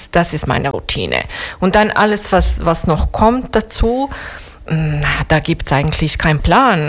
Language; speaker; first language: German; non-native, fluent; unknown